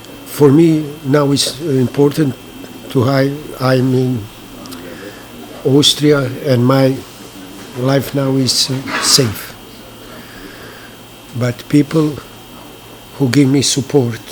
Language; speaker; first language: English; non-native, learner; Bosnian